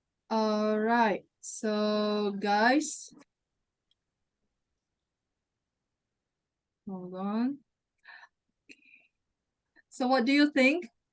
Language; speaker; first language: English; non-native, fluent; Indonesian